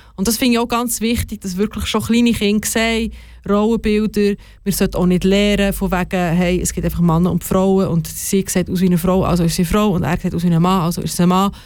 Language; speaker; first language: German; native; German